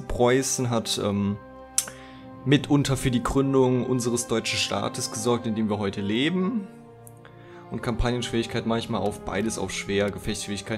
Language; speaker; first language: German; native; German